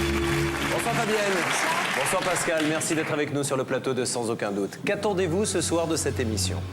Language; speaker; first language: French; native; French